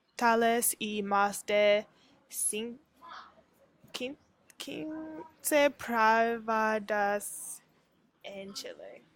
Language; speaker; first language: Spanish; non-native, learner; English